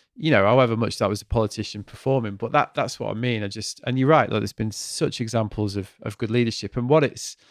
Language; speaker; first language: English; native; English